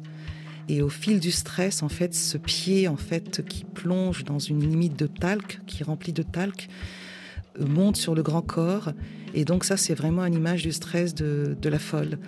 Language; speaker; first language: French; native; French